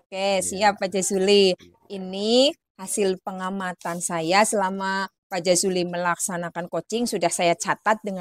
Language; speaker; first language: Indonesian; native; Indonesian